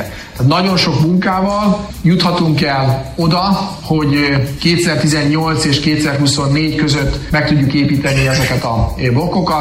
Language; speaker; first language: Hungarian; native; Hungarian